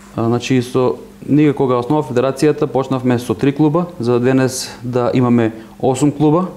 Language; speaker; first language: Macedonian; native; Macedonian